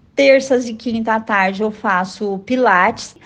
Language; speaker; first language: Portuguese; native; Portuguese